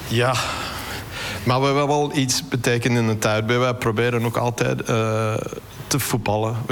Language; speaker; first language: Dutch; non-native, fluent; English